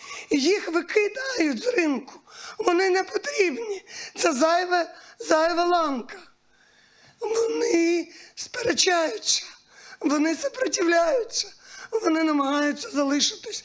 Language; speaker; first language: Ukrainian; native; Ukrainian